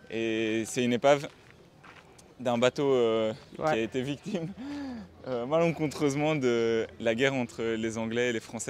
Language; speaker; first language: French; native; French